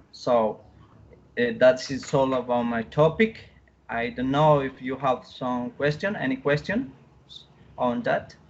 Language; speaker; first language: English; non-native, learner; Spanish